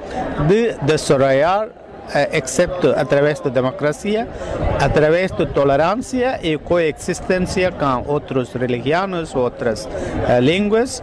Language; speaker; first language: Spanish; non-native, fluent; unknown